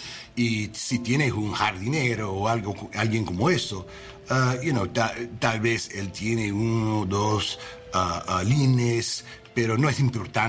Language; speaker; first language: Spanish; non-native, learner; English